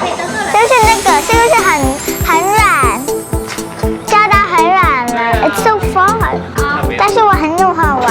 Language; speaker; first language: Chinese; early bilingual, heritage; English